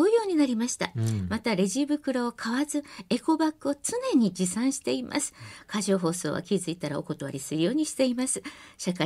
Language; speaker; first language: Japanese; native; Japanese